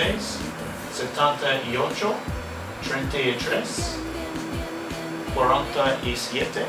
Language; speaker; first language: Spanish; non-native, learner; English